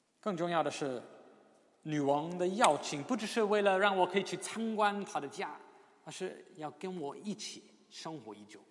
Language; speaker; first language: Chinese; non-native, fluent; English